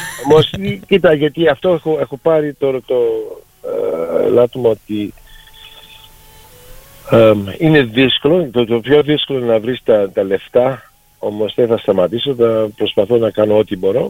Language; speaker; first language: Greek; early bilingual, heritage; Greek